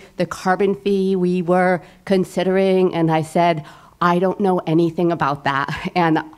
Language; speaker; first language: English; native; English